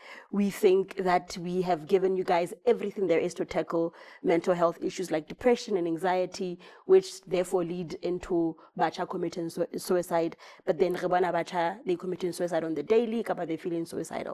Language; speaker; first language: English; non-native, local second language; Southern Sotho